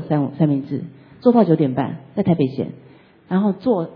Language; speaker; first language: Chinese; native; Chinese